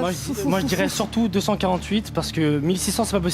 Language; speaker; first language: French; native; French